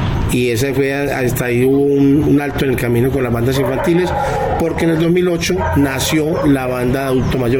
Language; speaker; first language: Spanish; native; Spanish